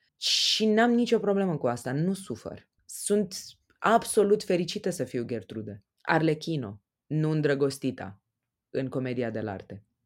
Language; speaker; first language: Romanian; native; Romanian